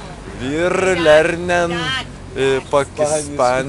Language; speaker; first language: German; non-native, learner; Lithuanian